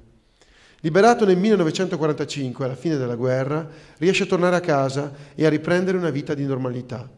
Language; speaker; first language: Italian; native; Italian